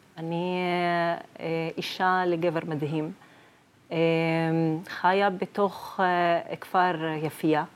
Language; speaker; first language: Hebrew; non-native, local second language; Arabic